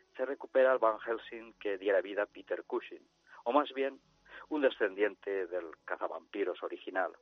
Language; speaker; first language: Spanish; non-native, local second language; Catalan